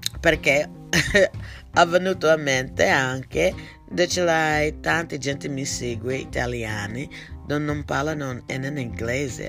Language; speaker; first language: Italian; non-native, learner; English